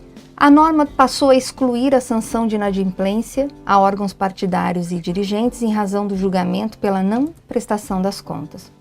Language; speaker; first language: Portuguese; native; Portuguese